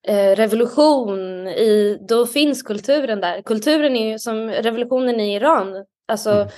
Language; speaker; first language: Swedish; native; Swedish